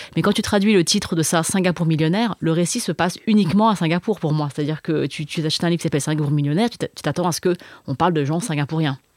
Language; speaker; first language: French; early bilingual, other home language; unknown